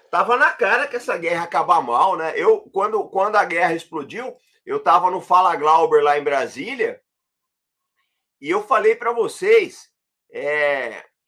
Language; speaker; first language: Portuguese; native; Portuguese